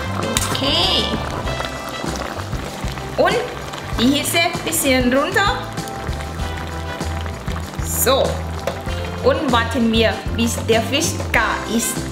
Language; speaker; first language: German; non-native, learner; Thai